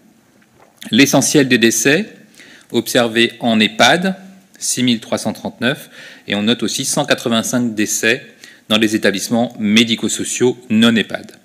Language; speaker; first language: French; native; French